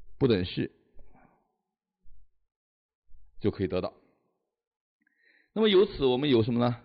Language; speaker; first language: Chinese; native; Chinese